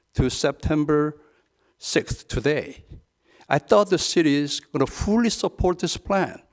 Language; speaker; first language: English; non-native, fluent; Korean